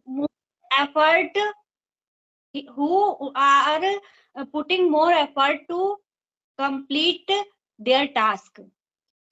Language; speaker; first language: English; non-native, learner; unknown